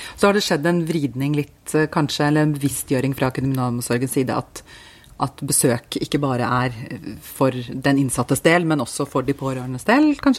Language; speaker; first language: Norwegian; native; Norwegian